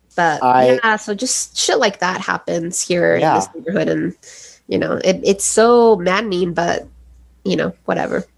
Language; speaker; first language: English; early bilingual, other home language; Spanish